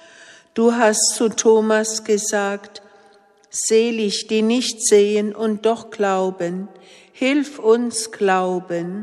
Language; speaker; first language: German; native; German